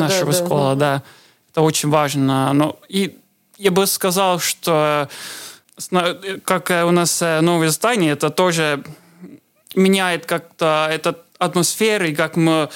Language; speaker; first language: Russian; non-native, learner; Estonian